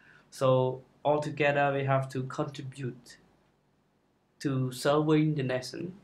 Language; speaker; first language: English; non-native, fluent; Khmer